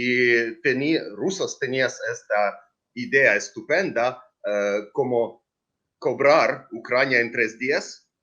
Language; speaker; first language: Spanish; non-native, learner; Ukrainian